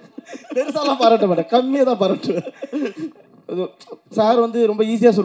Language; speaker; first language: Tamil; native; Tamil